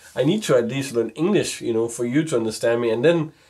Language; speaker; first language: English; non-native, fluent; Danish